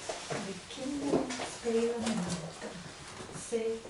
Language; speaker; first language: Dutch; non-native, learner; Portuguese